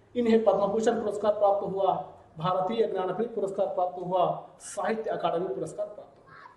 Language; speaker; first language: Hindi; non-native, local second language; Telugu